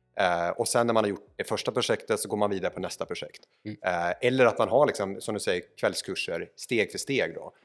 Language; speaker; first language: Swedish; native; Swedish